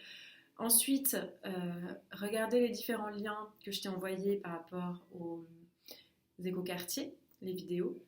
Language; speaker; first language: French; native; French